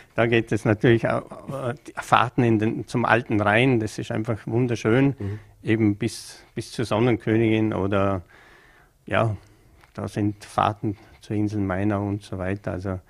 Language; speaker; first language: German; native; German